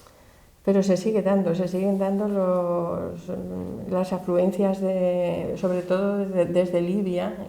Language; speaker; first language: Spanish; native; Spanish